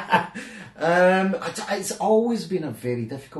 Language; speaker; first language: English; native; English